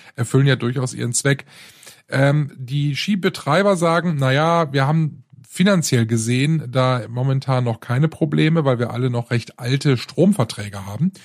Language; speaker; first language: German; native; German